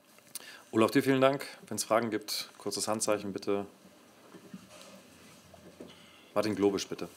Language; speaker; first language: German; native; German